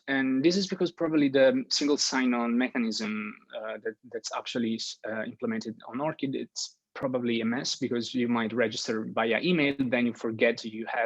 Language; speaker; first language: English; non-native, fluent; Italian